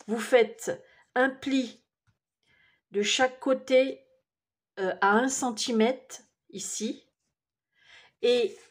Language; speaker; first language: French; native; French